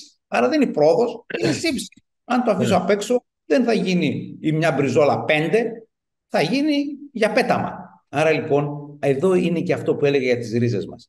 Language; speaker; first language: Greek; native; Greek